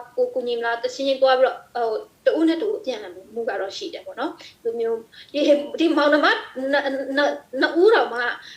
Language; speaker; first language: Burmese; non-native, local second language; S'gaw Karen